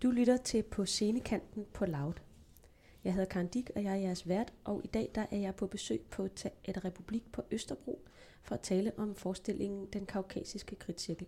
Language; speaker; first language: Danish; native; Danish